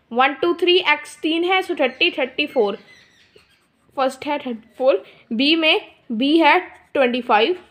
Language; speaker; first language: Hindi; non-native, local second language; Punjabi